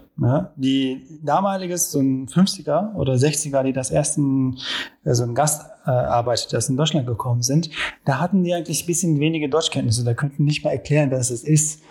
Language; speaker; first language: German; non-native, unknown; Turkish